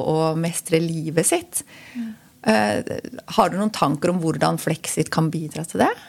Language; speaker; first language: Norwegian; non-native, fluent; German